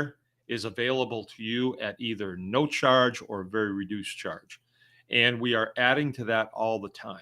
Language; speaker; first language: English; native; English